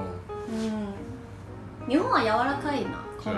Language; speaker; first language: Japanese; non-native, learner; Chinese